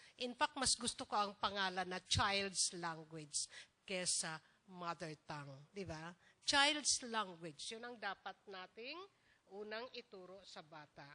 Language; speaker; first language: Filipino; non-native, local second language; Bikol